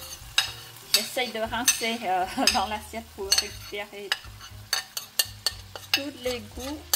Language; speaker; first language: French; non-native, fluent; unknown